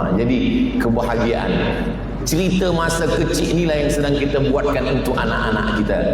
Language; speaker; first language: Malay; native; Malay